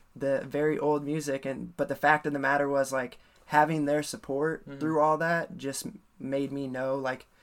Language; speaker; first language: English; native; English